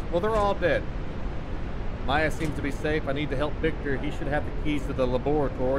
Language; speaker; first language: English; native; English